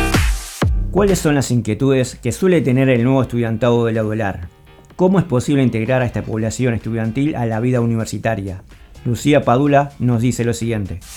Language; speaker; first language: Spanish; native; Spanish